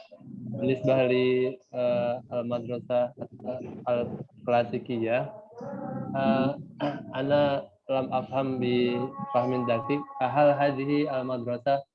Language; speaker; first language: Arabic; non-native, learner; Indonesian